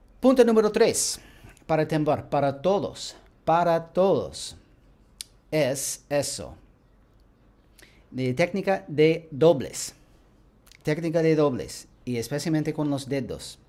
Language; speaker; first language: Spanish; non-native, learner; English